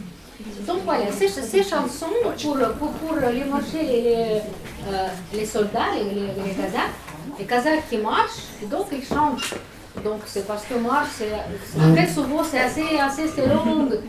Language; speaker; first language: French; non-native, learner; Russian